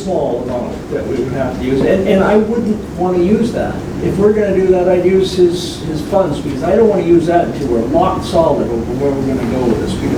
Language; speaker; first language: English; native; English